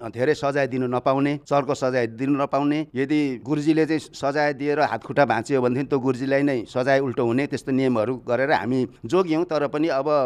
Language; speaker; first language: Nepali; non-native, local second language; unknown